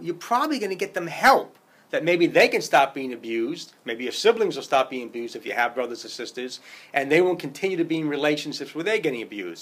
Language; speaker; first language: English; native; English